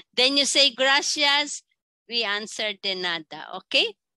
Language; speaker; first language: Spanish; non-native, learner; Filipino